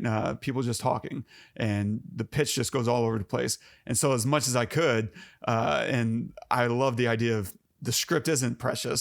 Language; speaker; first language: English; native; English